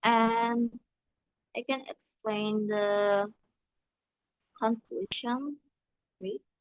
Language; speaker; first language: English; non-native, learner; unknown